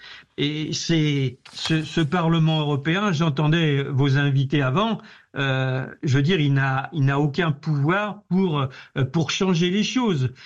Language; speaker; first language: French; native; French